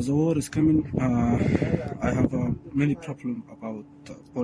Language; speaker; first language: English; non-native, learner; Arabic